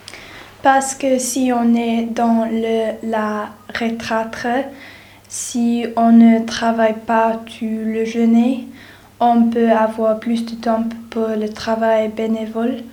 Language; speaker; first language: French; non-native, learner; English